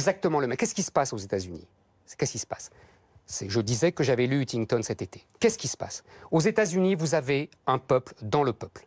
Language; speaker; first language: French; native; French